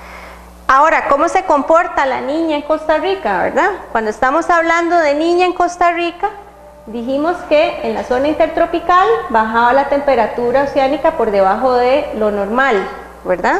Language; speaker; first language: Spanish; native; Spanish